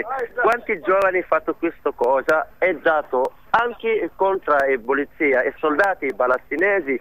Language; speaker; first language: Italian; non-native, learner; Arabic